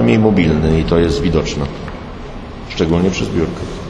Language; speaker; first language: Polish; native; Polish